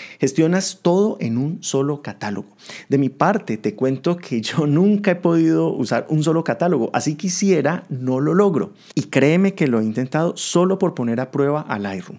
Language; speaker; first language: Spanish; native; Spanish